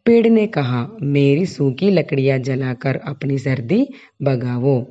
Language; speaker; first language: Hindi; non-native, local second language; Telugu